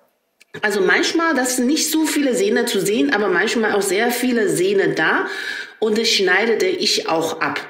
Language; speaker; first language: German; non-native, learner; Chinese